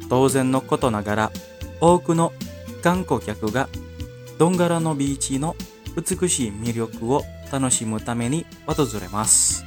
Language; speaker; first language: Japanese; non-native, fluent; Indonesian